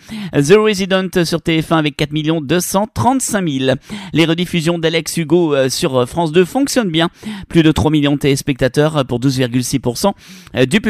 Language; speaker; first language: French; native; French